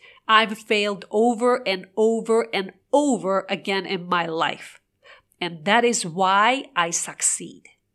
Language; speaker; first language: English; non-native, fluent; Japanese